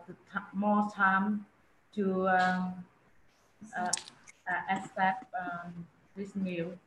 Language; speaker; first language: English; non-native, learner; Vietnamese